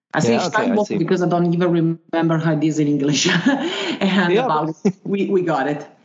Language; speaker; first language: English; non-native, fluent; Italian